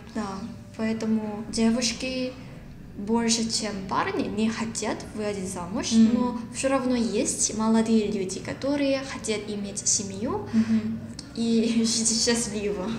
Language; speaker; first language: Russian; non-native, learner; Korean